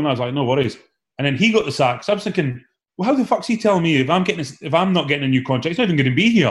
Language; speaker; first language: English; native; English